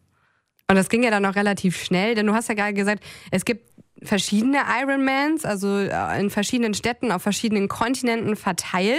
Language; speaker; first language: German; native; German